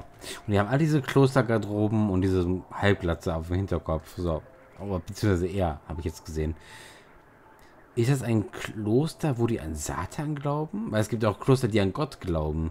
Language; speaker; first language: German; native; German